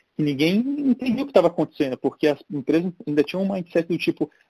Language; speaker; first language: Portuguese; native; Portuguese